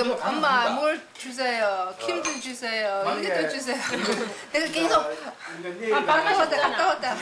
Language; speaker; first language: Korean; non-native, learner; English